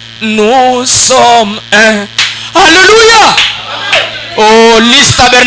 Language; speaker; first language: French; non-native, local second language; Lingala